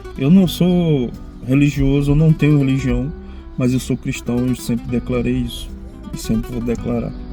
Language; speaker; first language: Portuguese; native; Portuguese